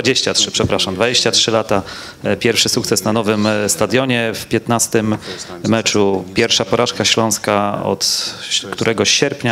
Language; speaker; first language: Polish; native; Polish